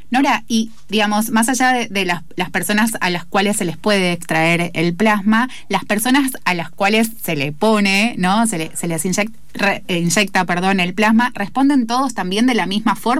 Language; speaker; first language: Spanish; native; Spanish